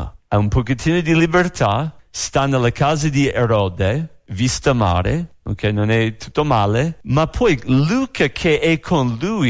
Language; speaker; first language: Italian; non-native, fluent; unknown